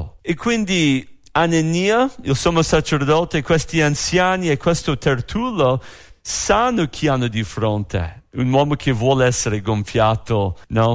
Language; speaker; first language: Italian; non-native, fluent; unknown